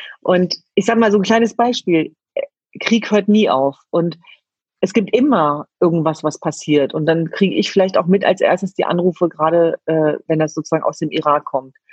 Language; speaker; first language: German; early bilingual, other home language; Kurdish